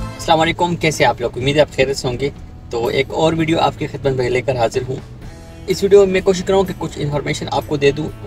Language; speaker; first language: Urdu; non-native, local second language; Pashto